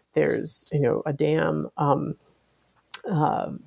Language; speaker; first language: English; native; English